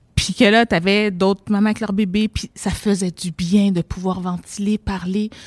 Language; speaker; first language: French; native; French